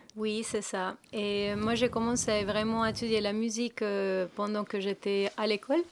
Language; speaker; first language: French; non-native, fluent; Spanish